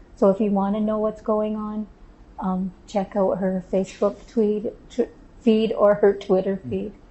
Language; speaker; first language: English; native; English